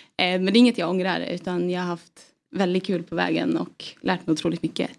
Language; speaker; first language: Swedish; native; Swedish